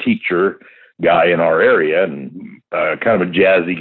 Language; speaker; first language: English; native; English